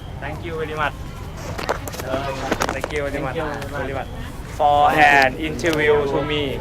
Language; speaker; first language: English; non-native, learner; Thai